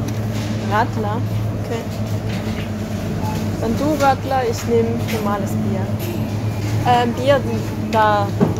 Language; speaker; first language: German; non-native, fluent; Korean